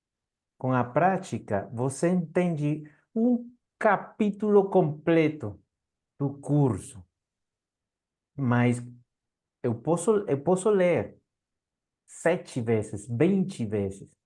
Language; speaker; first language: Portuguese; non-native, fluent; Spanish